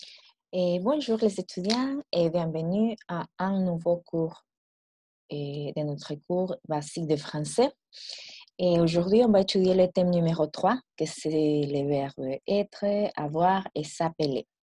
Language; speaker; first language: French; non-native, fluent; Spanish